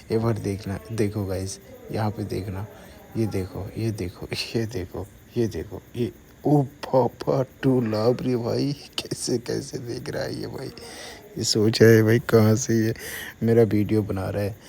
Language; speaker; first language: Hindi; non-native, local second language; Bangla